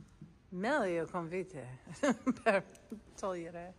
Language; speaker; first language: Italian; non-native, learner; English